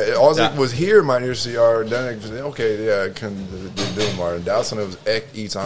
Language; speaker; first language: Dutch; non-native, learner; English